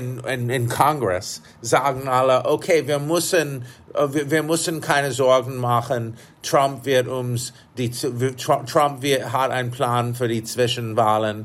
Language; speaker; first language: German; non-native, fluent; English